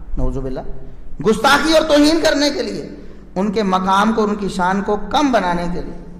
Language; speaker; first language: Urdu; non-native, local second language; Punjabi